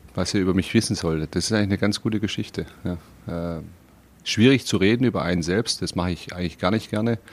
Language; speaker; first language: German; native; German